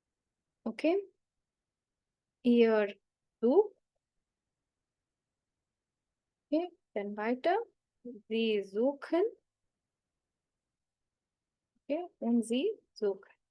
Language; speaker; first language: German; non-native, fluent; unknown